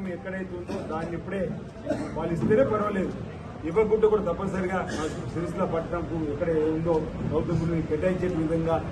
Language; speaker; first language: Telugu; native; Telugu